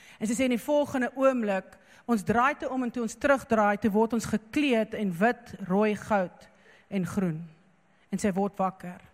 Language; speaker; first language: Afrikaans; non-native, local second language; English